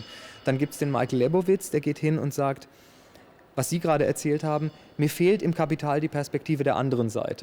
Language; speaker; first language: German; native; German